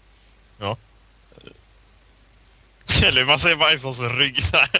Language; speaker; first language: Swedish; native; Swedish